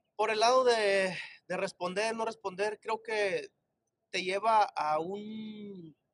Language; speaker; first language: Spanish; native; Spanish